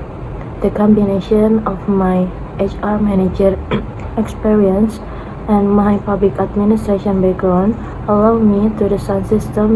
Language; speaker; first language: English; non-native, fluent; Indonesian